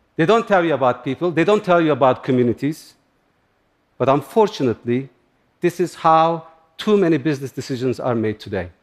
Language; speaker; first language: English; non-native, fluent; Turkish